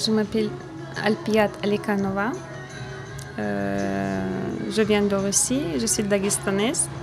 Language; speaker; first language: French; non-native, learner; Avaric